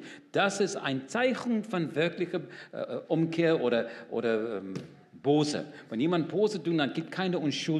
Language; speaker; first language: German; non-native, learner; English